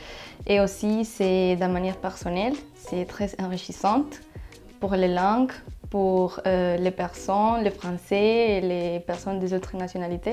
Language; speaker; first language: French; non-native, fluent; Spanish